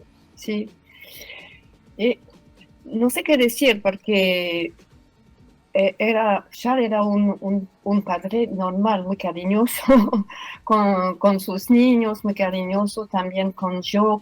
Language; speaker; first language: Spanish; non-native, fluent; French